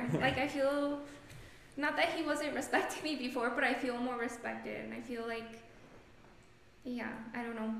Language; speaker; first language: English; non-native, fluent; Spanish